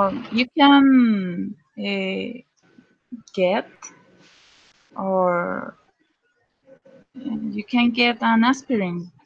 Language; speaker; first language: English; non-native, learner; Spanish